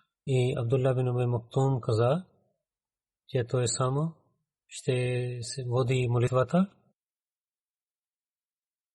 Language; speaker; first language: Bulgarian; non-native, learner; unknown